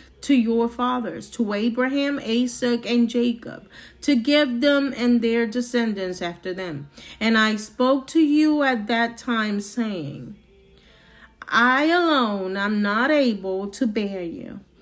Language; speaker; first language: English; non-native, fluent; Spanish